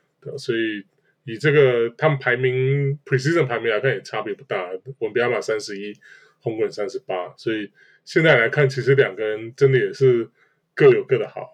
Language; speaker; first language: Chinese; native; Chinese